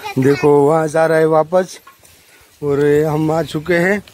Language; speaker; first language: Hindi; non-native, local second language; Gujarati